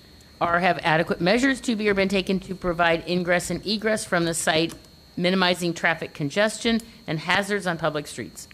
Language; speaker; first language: English; native; English